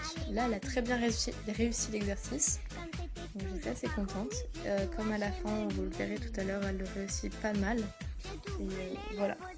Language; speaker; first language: French; native; French